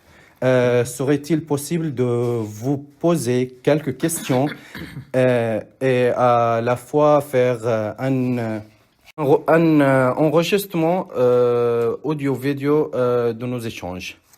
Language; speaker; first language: French; non-native, learner; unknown